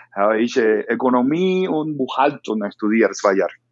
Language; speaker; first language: German; non-native, learner; Spanish